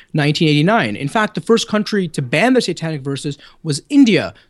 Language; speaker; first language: English; native; English